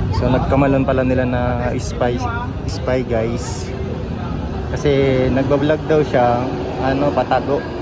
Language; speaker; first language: Filipino; native; Filipino